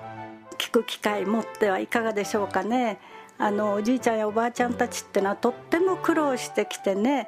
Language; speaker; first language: Japanese; native; Japanese